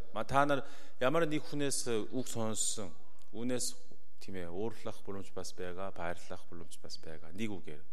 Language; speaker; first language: Mongolian; non-native, fluent; Korean